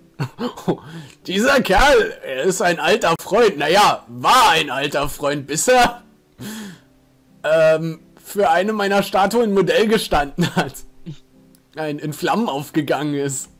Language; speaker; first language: German; native; German